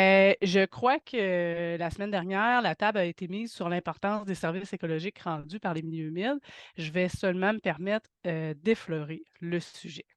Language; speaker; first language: French; native; French